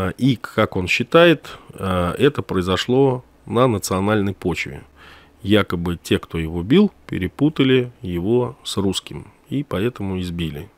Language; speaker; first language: Russian; native; Russian